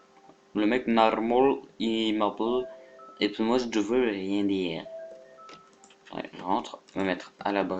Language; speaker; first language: French; native; French